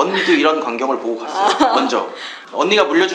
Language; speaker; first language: Korean; native; Korean